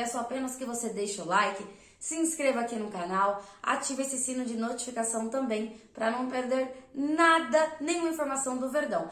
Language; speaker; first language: Portuguese; native; Portuguese